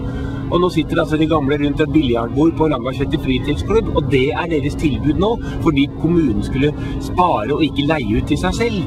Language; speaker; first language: Norwegian; native; Norwegian